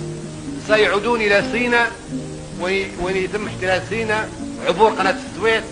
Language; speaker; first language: Arabic; native; Arabic